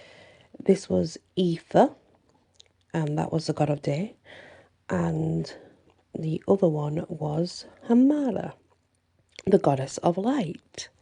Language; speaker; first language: English; native; English